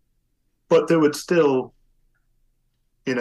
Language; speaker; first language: English; native; English